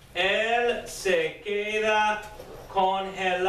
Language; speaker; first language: Spanish; non-native, fluent; English